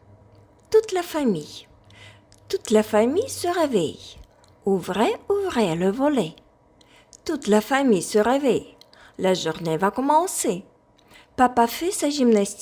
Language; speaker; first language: French; non-native, fluent; Ukrainian